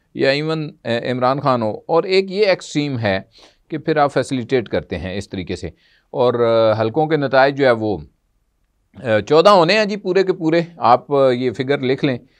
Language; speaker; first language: Urdu; non-native, local second language; Punjabi